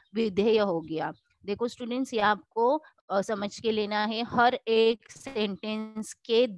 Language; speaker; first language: Hindi; non-native, local second language; Marathi